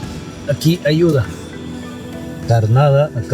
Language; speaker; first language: Spanish; non-native, local second language; Quechua